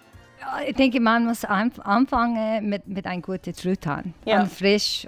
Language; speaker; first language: German; non-native, learner; English